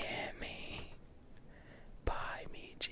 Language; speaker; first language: English; native; English